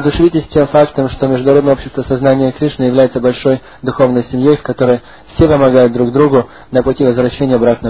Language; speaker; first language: Russian; native; Russian